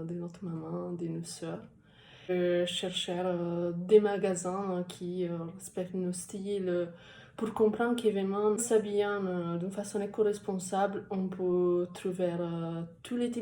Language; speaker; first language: French; non-native, fluent; Italian